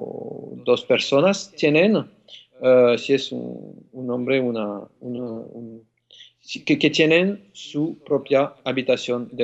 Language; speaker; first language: Spanish; non-native, fluent; French